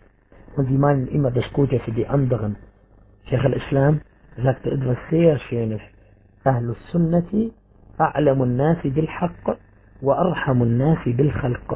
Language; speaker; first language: German; non-native, fluent; Arabic